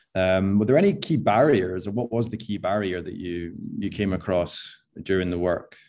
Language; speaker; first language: English; native; English